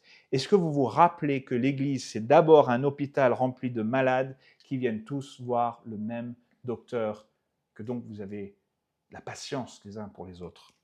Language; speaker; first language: French; native; French